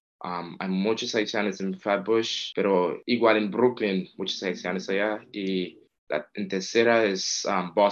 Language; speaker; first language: Spanish; non-native, fluent; Haitian Creole